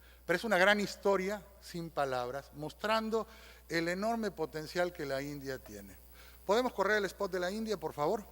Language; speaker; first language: Spanish; native; Spanish